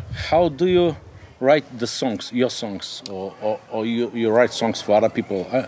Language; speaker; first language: English; non-native, learner; Bulgarian